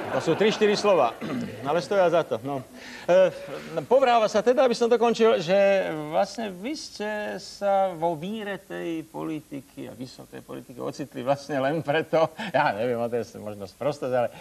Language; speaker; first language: Slovak; native; Slovak